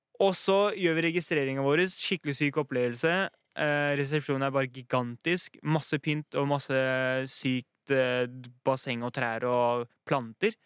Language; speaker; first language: Norwegian; early bilingual, other home language; Arabic